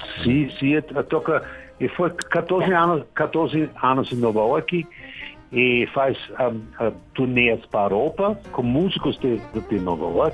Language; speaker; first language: Portuguese; non-native, learner; German